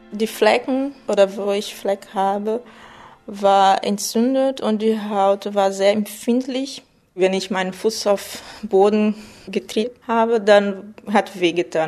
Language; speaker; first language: German; non-native, fluent; Portuguese